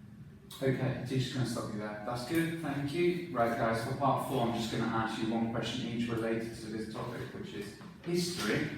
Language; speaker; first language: English; non-native, fluent; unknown